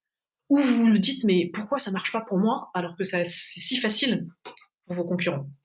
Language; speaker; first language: French; native; French